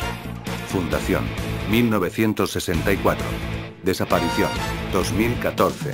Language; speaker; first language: Spanish; native; Spanish